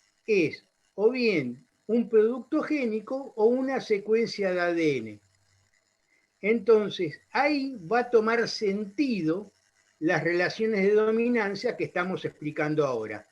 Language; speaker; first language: Spanish; native; Spanish